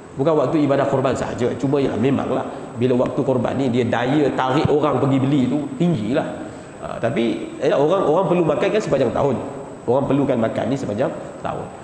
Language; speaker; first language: Malay; native; Malay